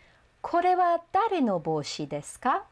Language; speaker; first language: Japanese; non-native, fluent; English